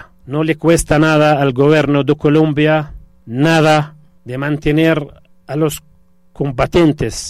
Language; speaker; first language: Spanish; non-native, fluent; Arabic